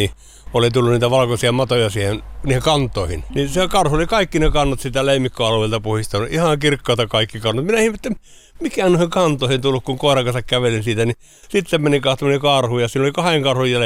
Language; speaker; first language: Finnish; native; Finnish